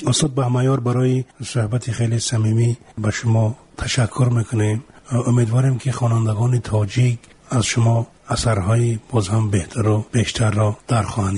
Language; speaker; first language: Tajik; native; Tajik